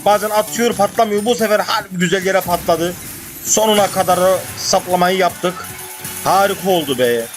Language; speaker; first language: Turkish; native; Turkish